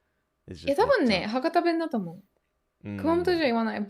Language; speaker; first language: Japanese; native; Japanese